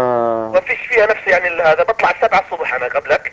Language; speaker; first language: Arabic; native; Arabic